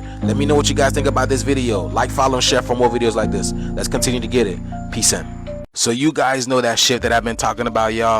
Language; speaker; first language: English; native; English